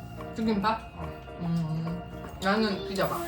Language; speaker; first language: Korean; non-native, fluent; Russian